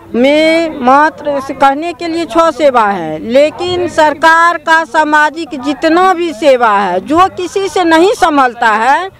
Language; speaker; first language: Hindi; native; Hindi